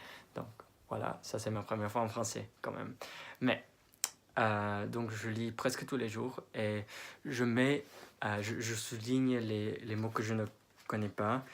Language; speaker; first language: French; non-native, fluent; English